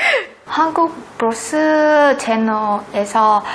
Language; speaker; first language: Korean; non-native, learner; Vietnamese